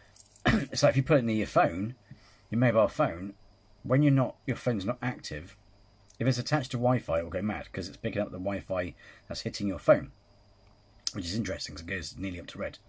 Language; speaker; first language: English; native; English